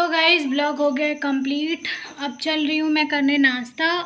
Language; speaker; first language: Hindi; native; Hindi